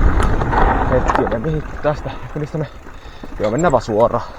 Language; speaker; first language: Finnish; native; Finnish